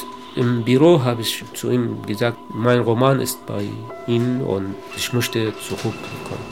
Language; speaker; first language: German; non-native, local second language; Kurdish